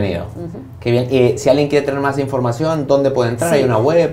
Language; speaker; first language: Spanish; native; Spanish